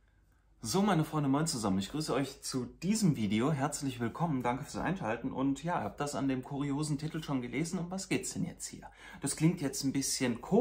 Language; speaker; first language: German; native; German